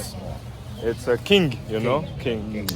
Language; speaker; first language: English; non-native, learner; French